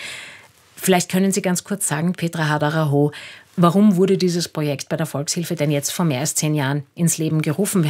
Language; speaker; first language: German; native; German